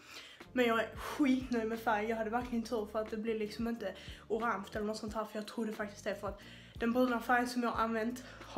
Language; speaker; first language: Swedish; native; Swedish